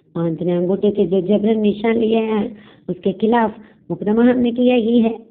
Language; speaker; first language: Hindi; non-native, local second language; Telugu